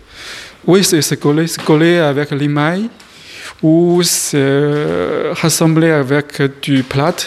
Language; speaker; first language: French; non-native, learner; Chinese